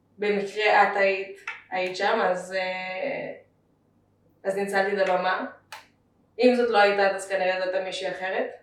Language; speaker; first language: Hebrew; early bilingual, other home language; Russian